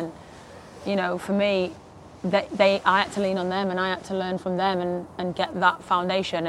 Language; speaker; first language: English; native; English